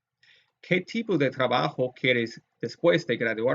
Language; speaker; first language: Spanish; non-native, fluent; English